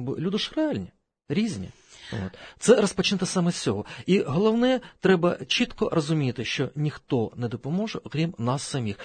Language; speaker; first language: Ukrainian; non-native, local second language; Russian